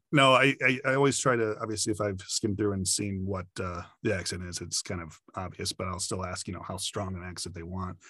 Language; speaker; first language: English; native; English